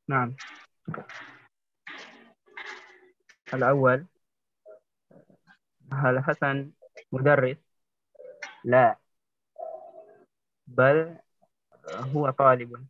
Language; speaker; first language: Arabic; non-native, learner; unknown